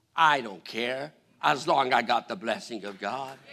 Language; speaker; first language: English; non-native, fluent; Spanish